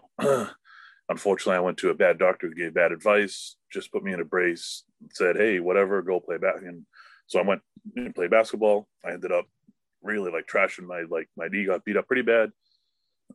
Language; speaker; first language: English; native; English